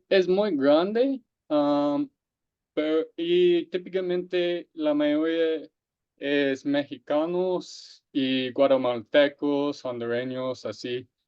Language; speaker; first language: Spanish; non-native, fluent; English